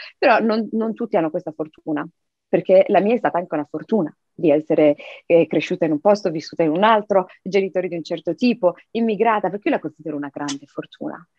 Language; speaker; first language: Italian; early bilingual, other home language; Arabic